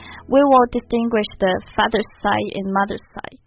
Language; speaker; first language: English; non-native, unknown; Chinese